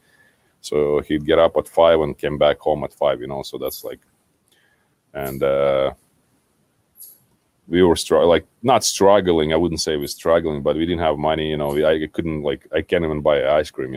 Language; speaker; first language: English; non-native, fluent; Kazakh